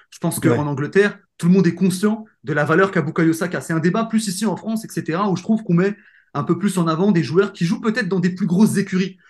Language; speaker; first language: French; native; French